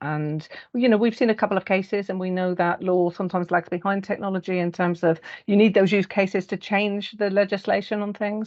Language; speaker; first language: English; native; English